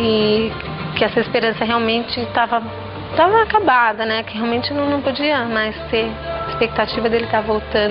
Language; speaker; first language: Portuguese; native; Portuguese